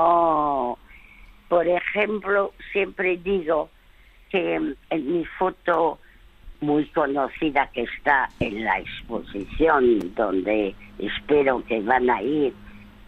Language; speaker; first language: Spanish; early bilingual, other home language; French